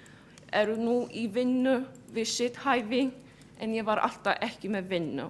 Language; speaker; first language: Icelandic; non-native, fluent; Polish